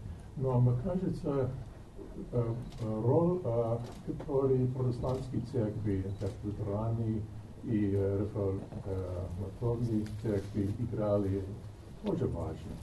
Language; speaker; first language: Russian; non-native, learner; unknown